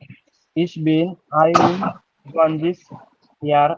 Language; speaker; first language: German; non-native, learner; Marathi